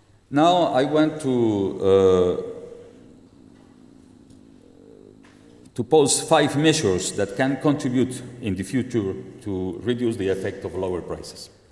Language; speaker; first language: English; non-native, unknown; Spanish